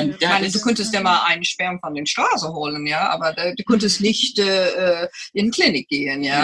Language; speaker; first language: German; non-native, fluent; English